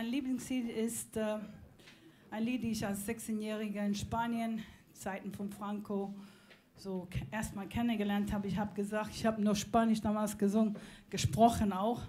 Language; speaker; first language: German; non-native, fluent; Spanish